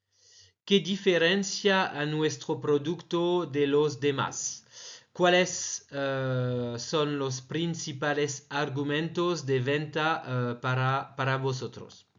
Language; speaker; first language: Spanish; non-native, fluent; French